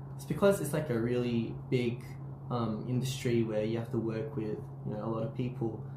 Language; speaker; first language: English; early bilingual, other home language; Korean